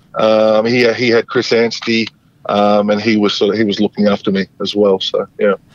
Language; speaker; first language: English; native; English